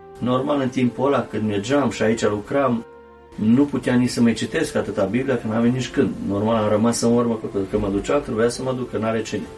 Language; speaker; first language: Romanian; native; Romanian